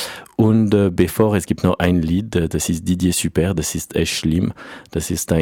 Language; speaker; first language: German; non-native, learner; French